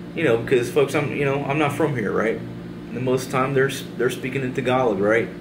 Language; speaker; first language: English; native; English